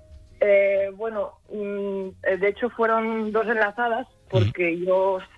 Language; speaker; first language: Spanish; native; Spanish